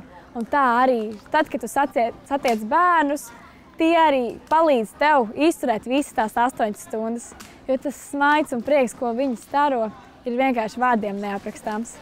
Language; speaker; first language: Latvian; native; Latvian